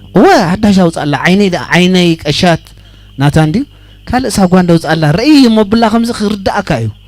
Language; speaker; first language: Tigrinya; native; Tigrinya